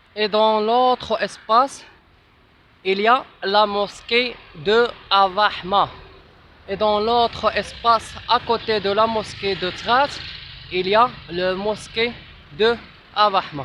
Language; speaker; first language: French; non-native, local second language; Arabic